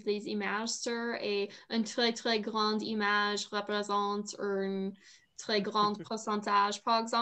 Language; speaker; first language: French; non-native, learner; English